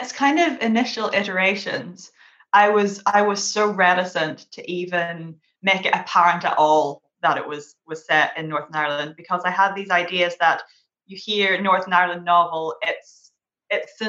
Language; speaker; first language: English; native; English